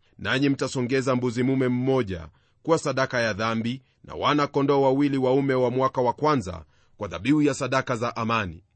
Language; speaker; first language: Swahili; non-native, local second language; Luyia